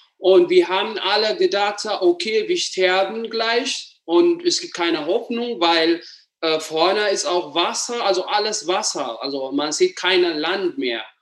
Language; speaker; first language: German; non-native, learner; Amharic